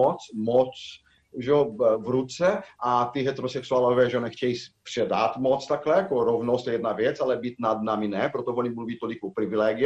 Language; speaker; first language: Czech; non-native, fluent; Portuguese